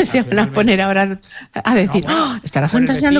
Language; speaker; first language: Spanish; native; Spanish